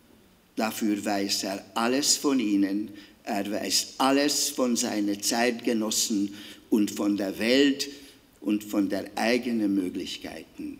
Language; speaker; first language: German; non-native, fluent; Hungarian